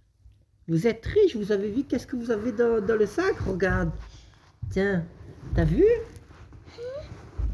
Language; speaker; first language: French; native; French